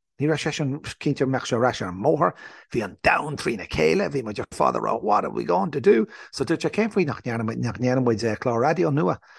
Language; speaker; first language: Irish; non-native, local second language; English